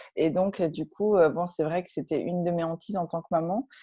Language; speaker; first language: French; native; French